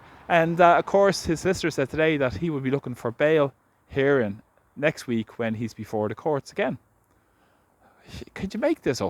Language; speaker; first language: English; native; English